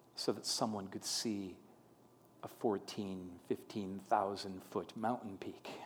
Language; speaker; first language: English; native; English